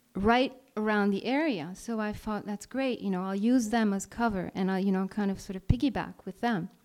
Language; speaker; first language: English; non-native, fluent; Italian